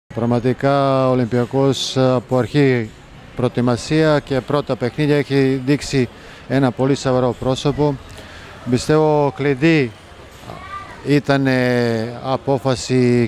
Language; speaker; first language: Greek; non-native, fluent; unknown